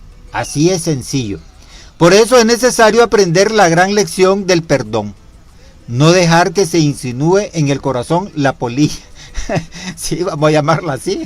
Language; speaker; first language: Spanish; native; Spanish